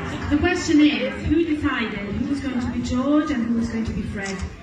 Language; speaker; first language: English; non-native, fluent; Italian